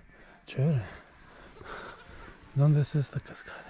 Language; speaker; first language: Spanish; non-native, learner; Croatian